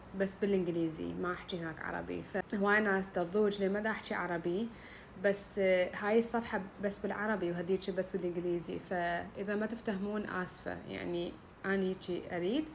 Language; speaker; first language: Arabic; early bilingual, heritage; Arabic